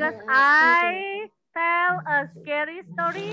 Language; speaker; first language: English; non-native, learner; Indonesian